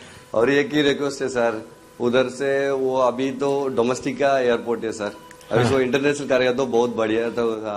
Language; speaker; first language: Hindi; non-native, local second language; Tamil